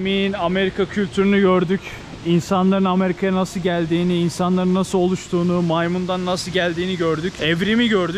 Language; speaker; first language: Turkish; native; Turkish